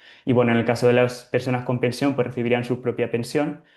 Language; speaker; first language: Spanish; native; Spanish